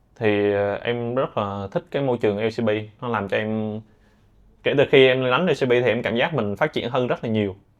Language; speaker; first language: Vietnamese; native; Vietnamese